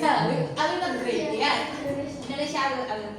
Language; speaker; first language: English; non-native, learner; Indonesian